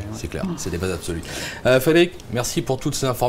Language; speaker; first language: French; native; French